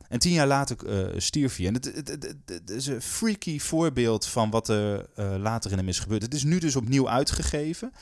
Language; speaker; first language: Dutch; native; Dutch